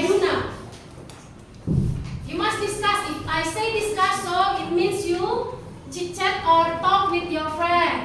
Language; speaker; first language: English; non-native, learner; Indonesian